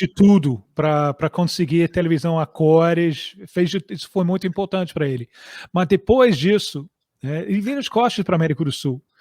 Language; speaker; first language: Portuguese; non-native, fluent; English